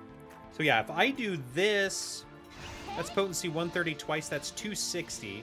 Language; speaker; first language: English; native; English